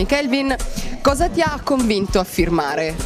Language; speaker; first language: Italian; native; Italian